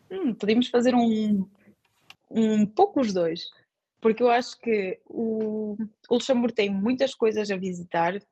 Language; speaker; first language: Portuguese; native; Portuguese